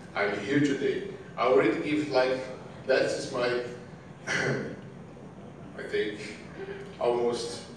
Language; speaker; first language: English; non-native, learner; Portuguese